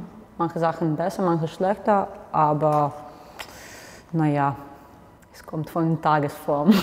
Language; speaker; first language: German; non-native, fluent; Serbian